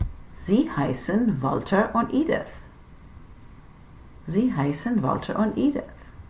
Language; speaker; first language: German; non-native, fluent; English